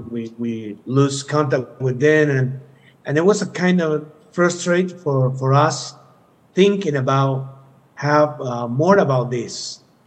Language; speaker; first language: English; non-native, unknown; Spanish